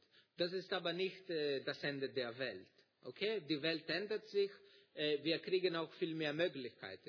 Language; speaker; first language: German; non-native, fluent; Greek